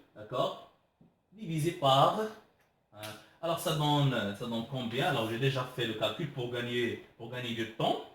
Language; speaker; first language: French; non-native, local second language; Arabic